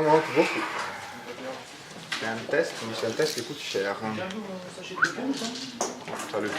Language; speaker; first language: French; non-native, learner; Italian